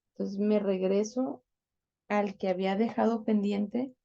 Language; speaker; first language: Spanish; native; Spanish